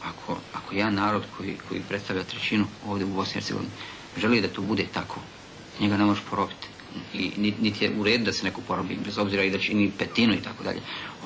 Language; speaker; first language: Bosnian; native; Bosnian